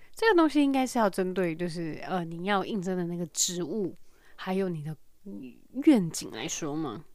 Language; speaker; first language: Chinese; native; Chinese